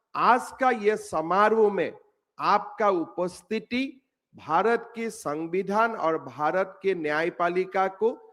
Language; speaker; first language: Hindi; non-native, local second language; Assamese